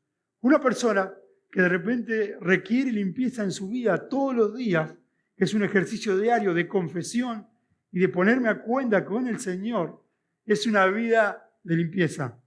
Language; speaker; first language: Spanish; native; Spanish